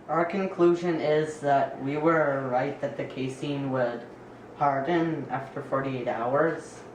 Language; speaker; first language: English; native; English